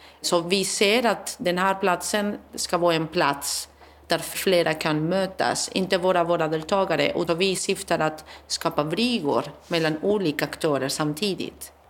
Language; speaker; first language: Swedish; non-native, fluent; Spanish